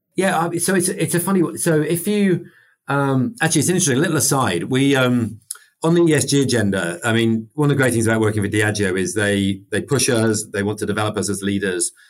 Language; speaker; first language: English; native; English